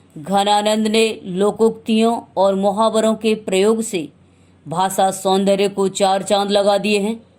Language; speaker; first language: Hindi; native; Hindi